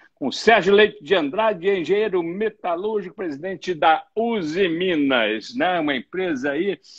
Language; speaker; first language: Portuguese; native; Portuguese